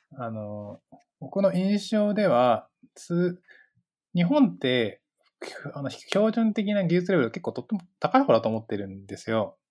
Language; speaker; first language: Japanese; native; Japanese